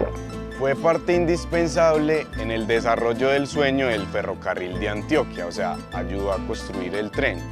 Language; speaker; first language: Spanish; native; Spanish